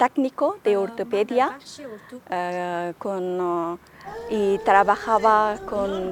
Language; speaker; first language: Spanish; non-native, learner; Persian